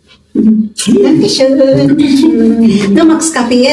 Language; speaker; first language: German; non-native, learner; Filipino